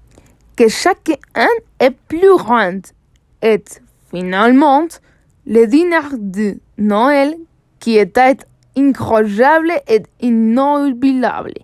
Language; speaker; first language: French; non-native, learner; Spanish